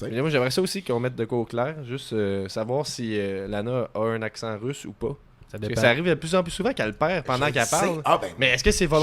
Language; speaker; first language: French; native; French